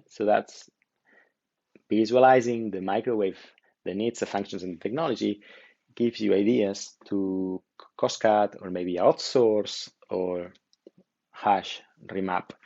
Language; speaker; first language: English; non-native, fluent; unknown